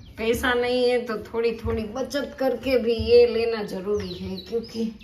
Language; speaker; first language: Hindi; non-native, local second language; Gujarati